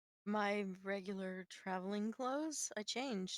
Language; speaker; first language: English; native; English